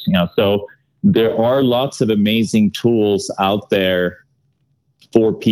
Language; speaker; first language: English; non-native, fluent; Swedish